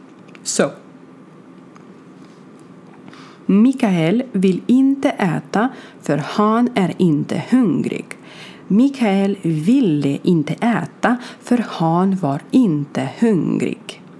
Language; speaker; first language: Swedish; non-native, learner; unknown